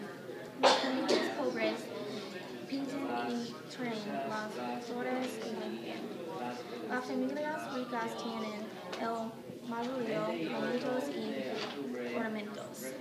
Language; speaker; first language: Spanish; non-native, learner; English